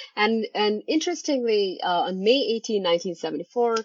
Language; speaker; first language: English; non-native, local second language; Bangla